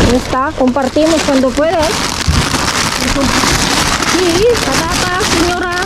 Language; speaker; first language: Spanish; non-native, learner; Filipino